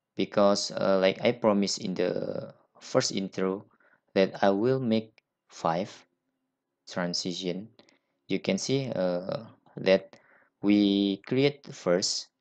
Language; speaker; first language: English; non-native, learner; Indonesian